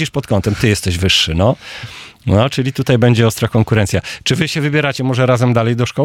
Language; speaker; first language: Polish; native; Polish